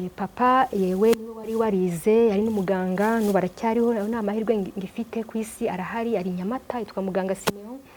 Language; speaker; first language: Kinyarwanda; early bilingual, heritage; Kinyarwanda